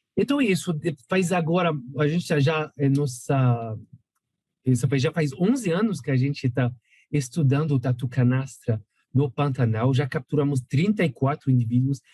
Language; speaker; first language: Portuguese; non-native, fluent; French